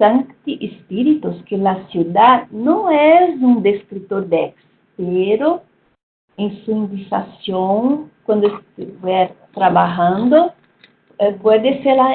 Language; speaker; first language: Spanish; non-native, fluent; Portuguese